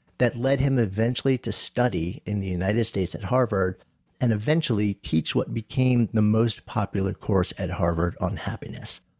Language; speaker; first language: English; native; English